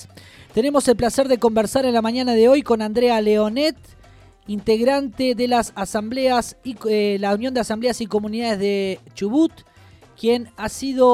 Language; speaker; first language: Spanish; native; Spanish